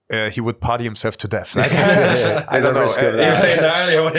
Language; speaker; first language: English; non-native, fluent; German